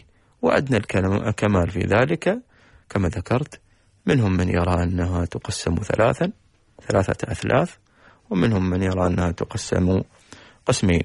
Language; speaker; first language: Arabic; native; Arabic